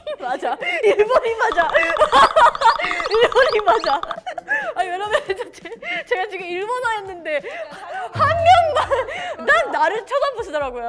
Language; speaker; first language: Korean; native; Korean